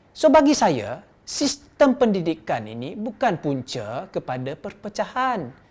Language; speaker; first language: Malay; non-native, local second language; Chinese